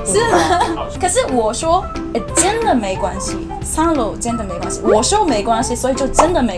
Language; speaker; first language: Chinese; non-native, fluent; Japanese